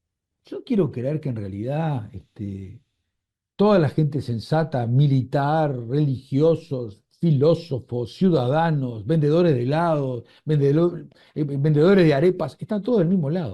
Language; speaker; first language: Spanish; native; Spanish